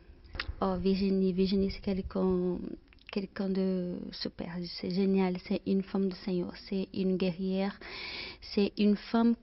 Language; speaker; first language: French; non-native, fluent; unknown